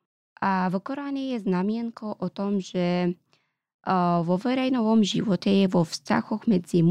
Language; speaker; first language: Slovak; non-native, learner; Pashto